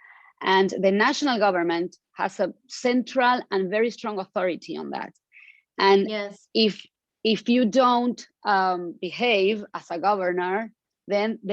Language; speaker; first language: English; non-native, fluent; Spanish